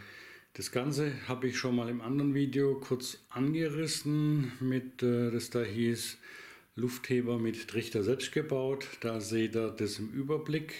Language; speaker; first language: German; native; German